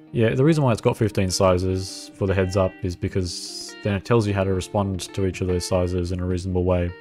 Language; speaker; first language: English; native; English